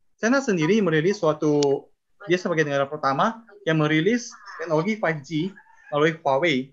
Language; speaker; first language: Indonesian; non-native, local second language; Chinese